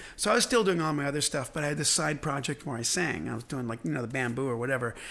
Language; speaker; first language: English; native; English